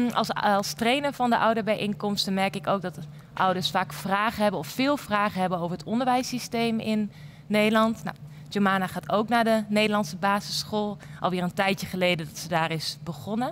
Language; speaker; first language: Dutch; native; Dutch